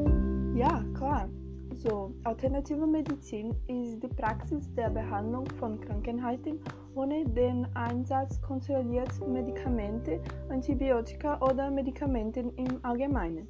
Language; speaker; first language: German; non-native, learner; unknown